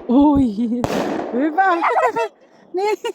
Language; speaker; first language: Finnish; non-native, learner; Filipino